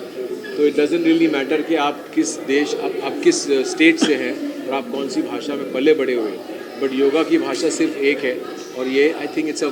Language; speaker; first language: Hindi; native; Hindi